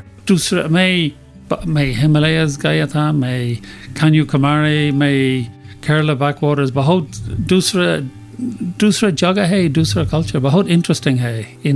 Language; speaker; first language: Hindi; non-native, learner; English